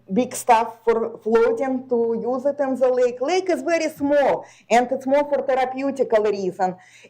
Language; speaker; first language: English; non-native, fluent; Russian